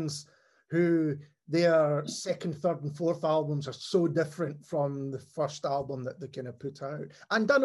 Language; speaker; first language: English; native; English